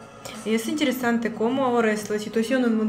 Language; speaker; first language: Spanish; non-native, learner; Russian